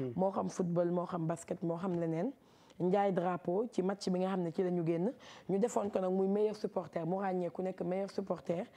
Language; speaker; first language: Wolof; native; Wolof